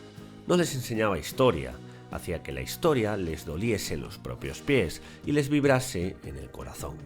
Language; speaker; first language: Spanish; native; Spanish